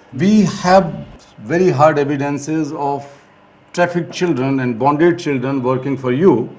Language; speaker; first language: English; non-native, local second language; Hindi